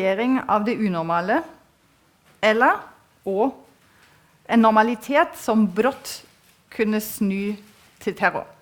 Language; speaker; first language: Norwegian; non-native, fluent; German